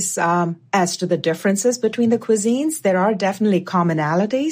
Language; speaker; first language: English; non-native, local second language; Gujarati